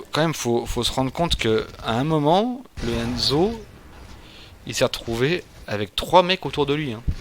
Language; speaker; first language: French; native; French